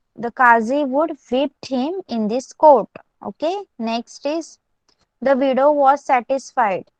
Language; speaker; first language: English; non-native, local second language; Marathi